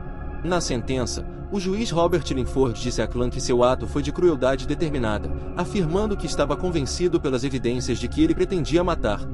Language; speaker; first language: Portuguese; native; Portuguese